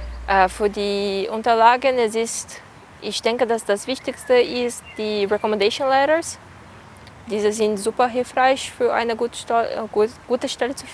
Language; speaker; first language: German; non-native, fluent; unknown